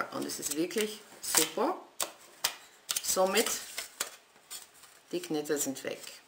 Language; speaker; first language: German; non-native, fluent; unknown